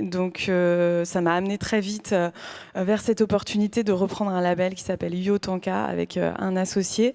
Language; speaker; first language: French; native; French